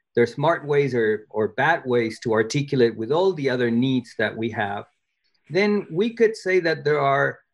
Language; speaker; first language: English; non-native, fluent; Spanish